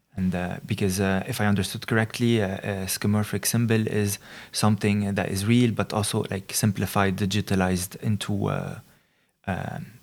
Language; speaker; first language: English; non-native, fluent; Arabic